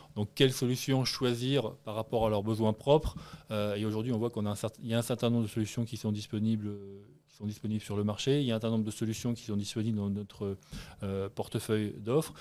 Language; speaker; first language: French; native; French